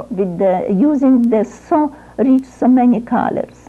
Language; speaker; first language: English; non-native, learner; Ukrainian